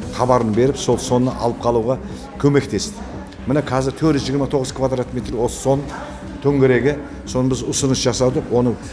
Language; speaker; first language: Kazakh; non-native, local second language; Uzbek